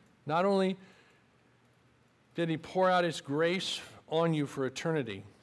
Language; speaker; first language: English; native; English